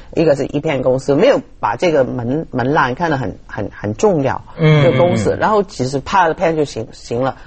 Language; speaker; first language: Chinese; non-native, fluent; Cantonese